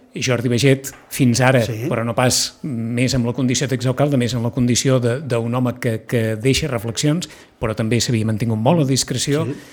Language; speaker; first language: Catalan; native; Catalan